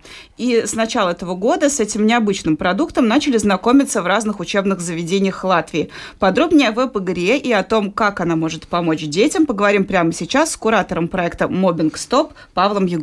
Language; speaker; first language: Russian; native; Russian